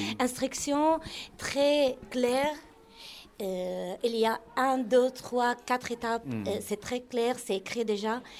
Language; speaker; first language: French; non-native, learner; Arabic